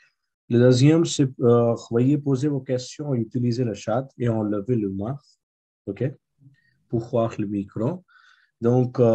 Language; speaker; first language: French; non-native, fluent; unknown